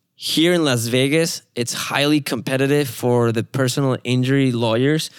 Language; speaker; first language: English; non-native, fluent; Spanish